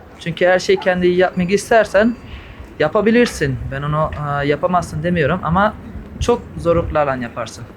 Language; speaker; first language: Turkish; early bilingual, heritage; Turkish